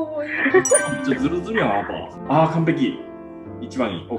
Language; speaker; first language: Japanese; non-native, fluent; Korean